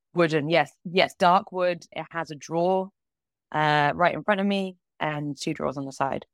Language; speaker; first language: English; native; English